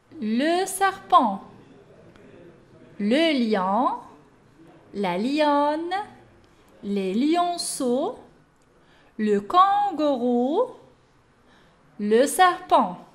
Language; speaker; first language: French; non-native, local second language; Arabic